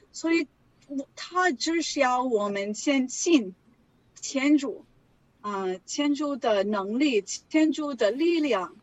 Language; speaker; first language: Chinese; non-native, learner; English